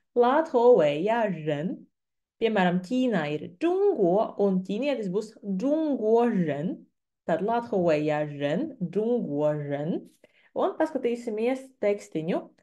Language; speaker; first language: Latvian; non-native, local second language; Russian